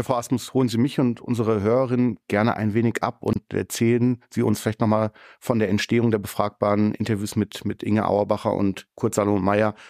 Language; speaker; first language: German; native; German